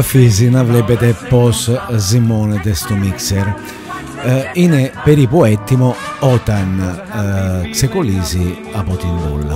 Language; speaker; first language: Greek; non-native, learner; Italian